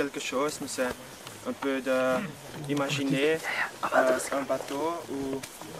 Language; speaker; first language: French; non-native, local second language; Dutch